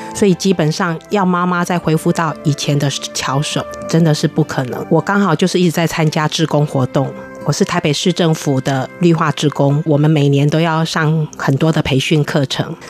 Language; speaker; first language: Chinese; native; Chinese